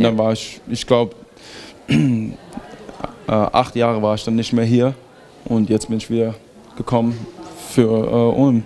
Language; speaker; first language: German; early bilingual, heritage; German